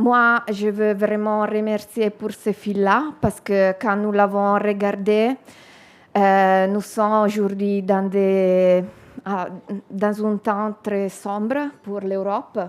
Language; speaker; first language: French; non-native, learner; Italian